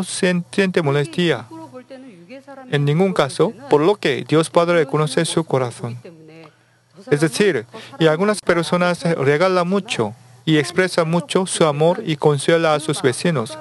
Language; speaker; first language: Spanish; non-native, learner; Korean